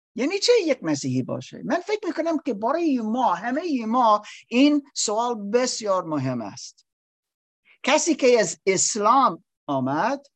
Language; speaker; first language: Persian; non-native, learner; English